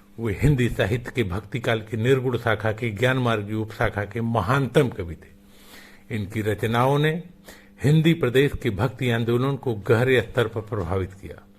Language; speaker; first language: Hindi; native; Hindi